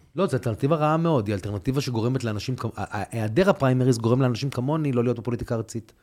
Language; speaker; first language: Hebrew; native; Hebrew